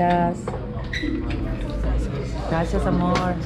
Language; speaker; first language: Spanish; non-native, learner; Turkish